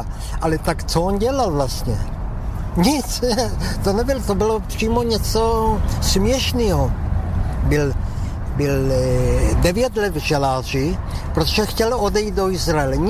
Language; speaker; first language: Czech; non-native, local second language; Slovak